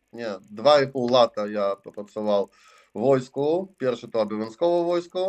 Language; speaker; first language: Polish; non-native, learner; Russian